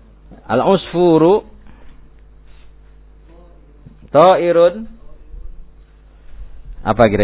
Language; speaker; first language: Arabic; non-native, learner; Indonesian